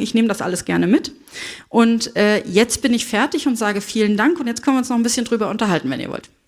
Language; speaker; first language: German; native; German